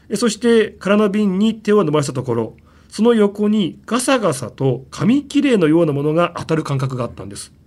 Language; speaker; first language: Japanese; native; Japanese